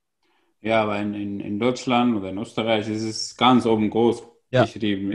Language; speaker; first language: German; non-native, fluent; Arabic